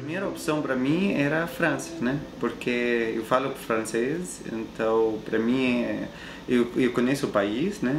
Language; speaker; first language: Portuguese; non-native, fluent; Arabic